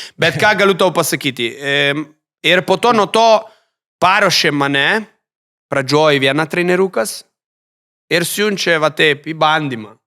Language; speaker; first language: Lithuanian; non-native, fluent; Italian